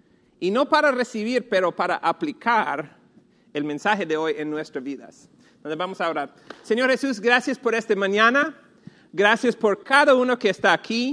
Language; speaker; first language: Spanish; non-native, fluent; English